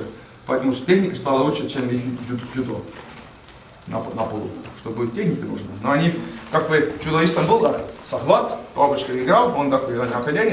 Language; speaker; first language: Russian; non-native, learner; Estonian